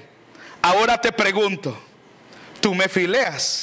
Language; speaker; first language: Spanish; native; Spanish